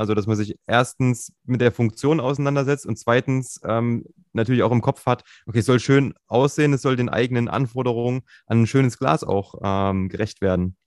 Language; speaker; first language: German; native; German